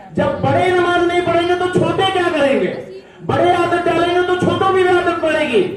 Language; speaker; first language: Urdu; native; Urdu